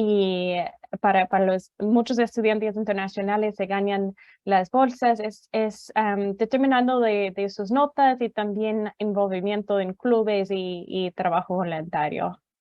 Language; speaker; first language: Spanish; non-native, fluent; English